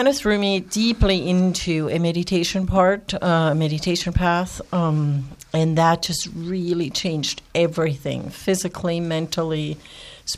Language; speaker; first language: English; non-native, fluent; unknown